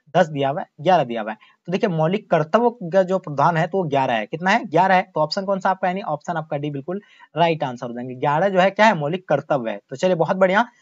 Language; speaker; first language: Hindi; native; Hindi